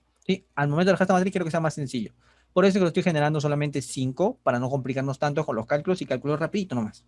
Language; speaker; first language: Spanish; native; Spanish